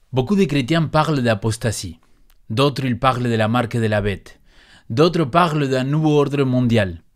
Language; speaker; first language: French; non-native, fluent; Spanish